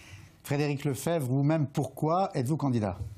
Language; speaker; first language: French; native; French